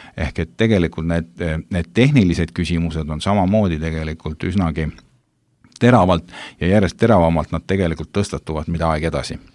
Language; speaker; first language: Estonian; native; Estonian